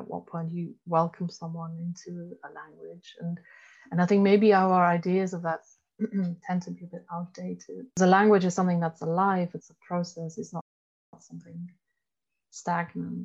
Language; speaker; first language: English; non-native, fluent; German